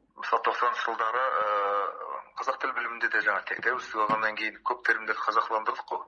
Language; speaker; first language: Kazakh; native; Kazakh